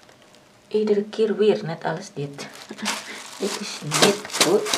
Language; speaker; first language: Dutch; non-native, learner; Indonesian